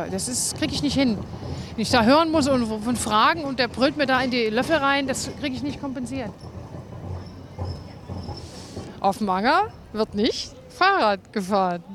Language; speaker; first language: German; native; German